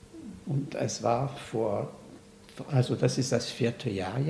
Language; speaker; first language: German; non-native, fluent; French